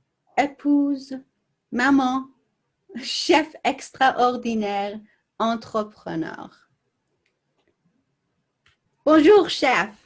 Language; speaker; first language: French; non-native, learner; English